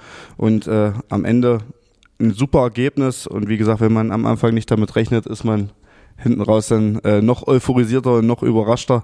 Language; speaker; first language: German; native; German